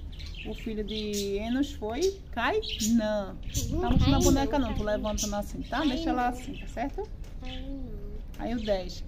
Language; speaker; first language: Portuguese; native; Portuguese